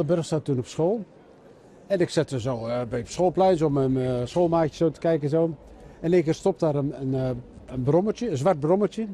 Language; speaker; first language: Dutch; native; Dutch